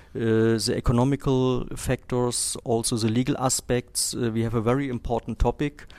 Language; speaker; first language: English; non-native, fluent; German